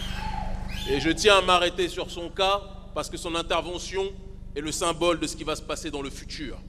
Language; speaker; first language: French; native; French